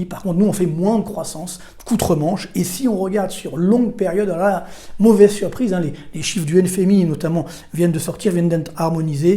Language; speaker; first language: French; native; French